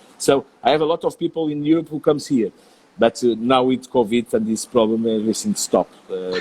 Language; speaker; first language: English; non-native, learner; Portuguese